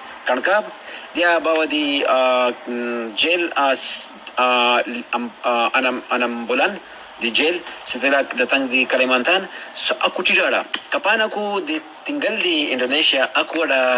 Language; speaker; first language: Indonesian; non-native, learner; Pashto